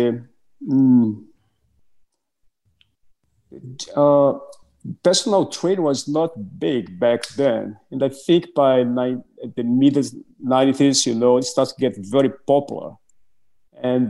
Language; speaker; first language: English; non-native, fluent; Portuguese